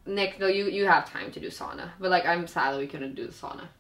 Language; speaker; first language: English; non-native, fluent; Finnish